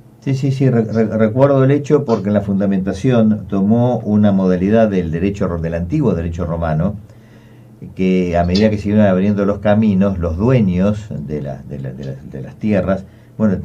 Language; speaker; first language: Spanish; native; Spanish